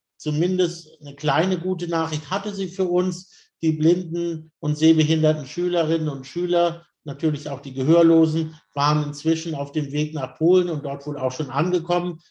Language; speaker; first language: German; native; German